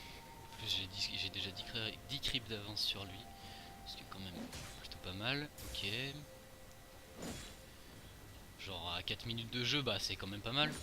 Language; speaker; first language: French; native; French